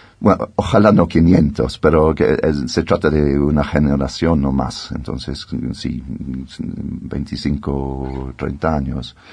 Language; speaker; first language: Spanish; non-native, fluent; English